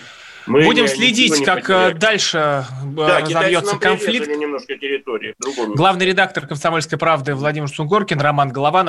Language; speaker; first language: Russian; native; Russian